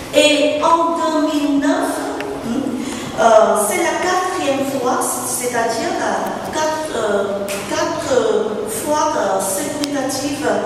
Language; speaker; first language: French; non-native, fluent; Vietnamese